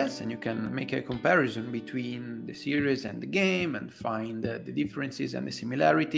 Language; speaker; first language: English; non-native, fluent; Italian